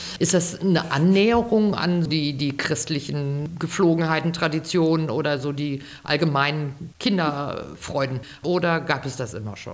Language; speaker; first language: German; native; German